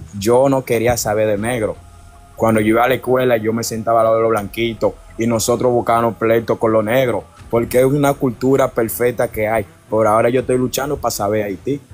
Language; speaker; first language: Spanish; native; Spanish